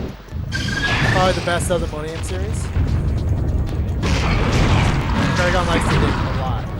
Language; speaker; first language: English; native; English